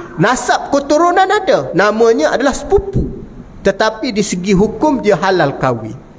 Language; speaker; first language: Malay; native; Malay